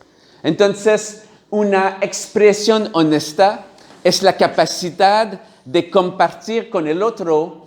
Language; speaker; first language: Spanish; non-native, learner; French